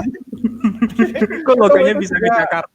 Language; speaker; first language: Indonesian; non-native, fluent; Armenian